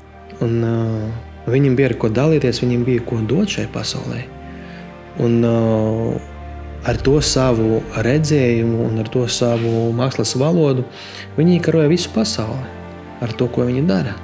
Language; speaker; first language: Latvian; non-native, local second language; Russian